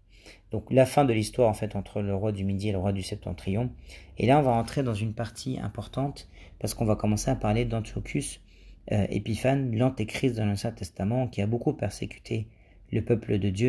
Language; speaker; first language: French; native; French